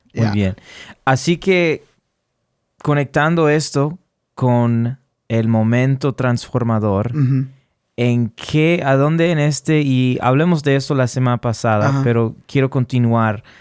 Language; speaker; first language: Spanish; early bilingual, heritage; Spanish